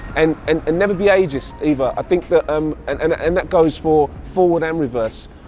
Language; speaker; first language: English; native; English